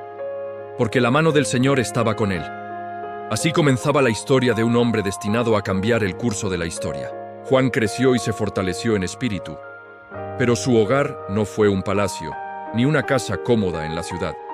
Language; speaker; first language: Spanish; native; Spanish